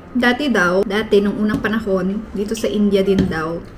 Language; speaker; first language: Filipino; native; Filipino